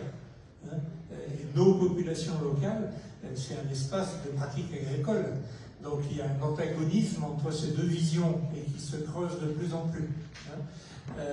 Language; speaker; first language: French; native; French